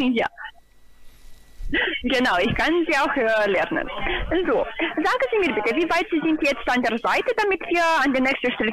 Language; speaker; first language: German; non-native, learner; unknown